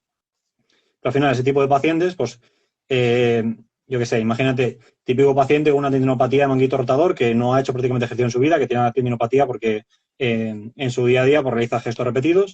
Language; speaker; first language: Spanish; native; Spanish